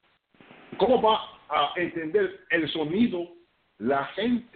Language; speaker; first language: Spanish; non-native, fluent; English